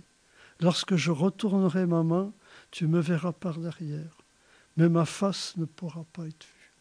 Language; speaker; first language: French; native; French